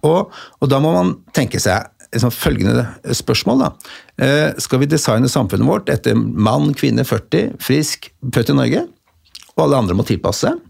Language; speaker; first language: Norwegian; native; Norwegian